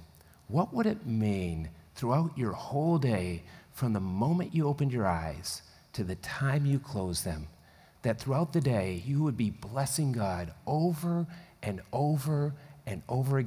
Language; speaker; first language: English; native; English